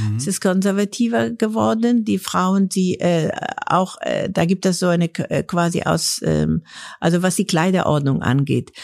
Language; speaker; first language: German; non-native, fluent; Persian